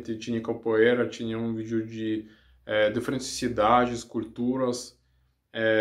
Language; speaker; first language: Portuguese; non-native, learner; Russian